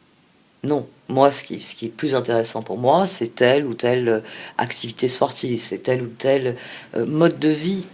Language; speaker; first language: French; native; French